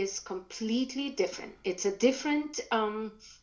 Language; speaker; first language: English; non-native, fluent; German